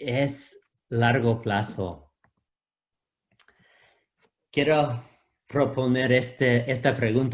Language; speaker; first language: Spanish; non-native, fluent; English